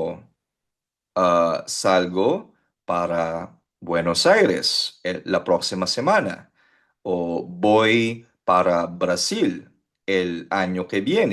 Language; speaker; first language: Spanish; non-native, fluent; Filipino